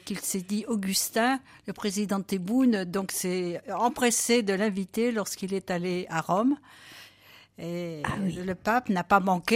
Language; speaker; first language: French; native; French